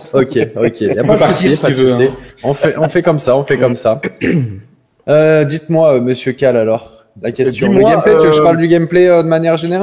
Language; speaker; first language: French; native; French